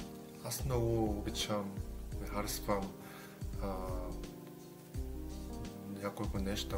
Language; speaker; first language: Bulgarian; non-native, learner; Korean